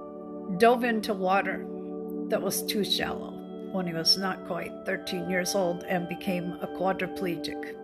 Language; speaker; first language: English; native; English